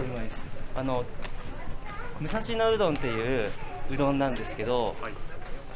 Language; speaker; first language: Japanese; native; Japanese